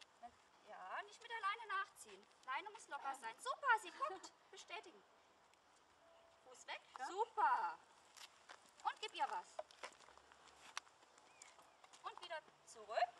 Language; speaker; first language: German; native; German